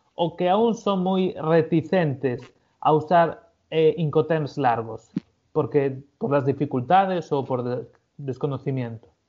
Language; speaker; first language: Spanish; native; Spanish